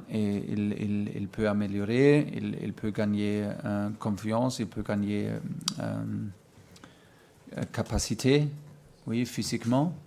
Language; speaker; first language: French; non-native, fluent; German